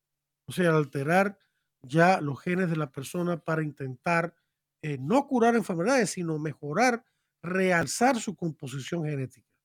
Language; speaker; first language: Spanish; native; Spanish